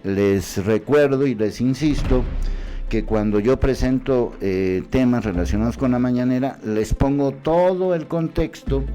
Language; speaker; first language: Spanish; native; Spanish